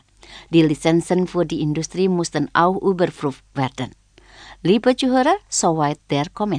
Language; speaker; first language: German; non-native, fluent; Indonesian